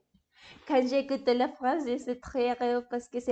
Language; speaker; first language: French; non-native, learner; English